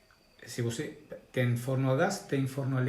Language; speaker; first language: Portuguese; non-native, learner; Spanish